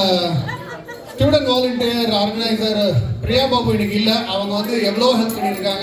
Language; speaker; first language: Tamil; native; Tamil